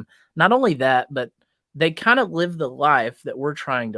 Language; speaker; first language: English; native; English